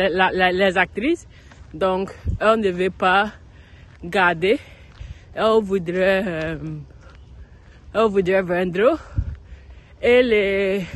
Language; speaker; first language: French; non-native, learner; English